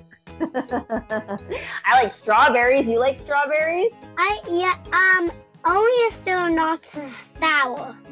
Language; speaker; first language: English; native; English